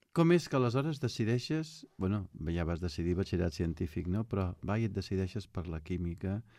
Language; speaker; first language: Catalan; native; Catalan